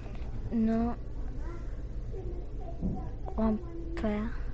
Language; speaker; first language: French; non-native, learner; English